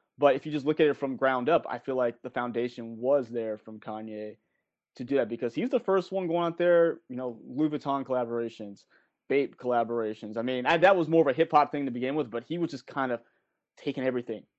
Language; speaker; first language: English; native; English